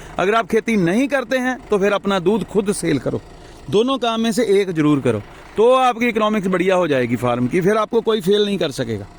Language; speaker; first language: Hindi; non-native, local second language; Punjabi